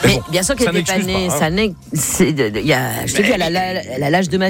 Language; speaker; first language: French; native; French